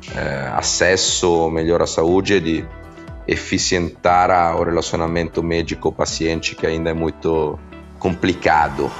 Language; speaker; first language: Portuguese; non-native, fluent; Italian